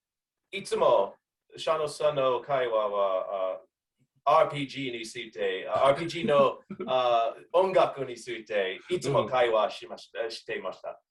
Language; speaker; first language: Japanese; non-native, learner; English